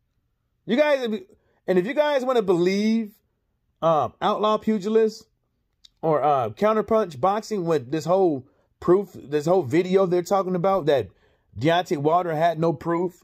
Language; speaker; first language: English; native; English